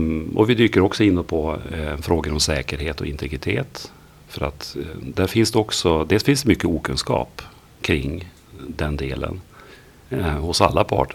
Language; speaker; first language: Swedish; native; Swedish